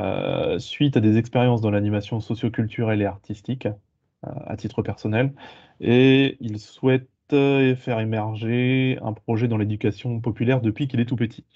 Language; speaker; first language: French; native; French